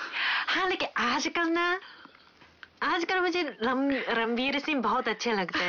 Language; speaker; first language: Hindi; non-native, fluent; Japanese